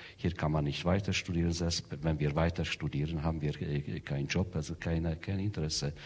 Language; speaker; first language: German; non-native, fluent; Hungarian